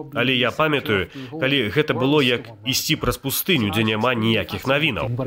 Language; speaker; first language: Belarusian; native; Belarusian